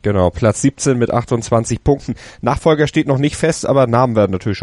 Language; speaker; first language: German; native; German